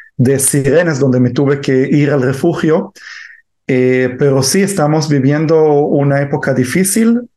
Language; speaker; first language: Spanish; early bilingual, heritage; Hebrew